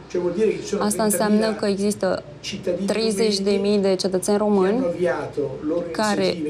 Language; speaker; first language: Romanian; non-native, fluent; Italian